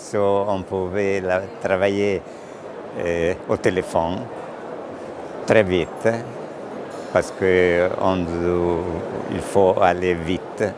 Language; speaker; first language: French; non-native, learner; Italian